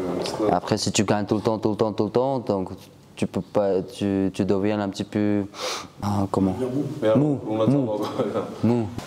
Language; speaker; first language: French; non-native, learner; Georgian